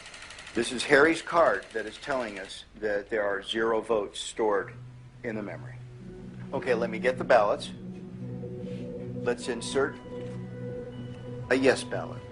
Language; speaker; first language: English; native; English